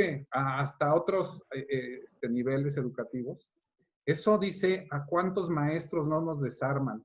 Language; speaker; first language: Spanish; native; Spanish